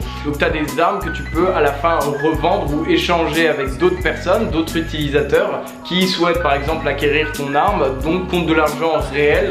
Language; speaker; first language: French; native; French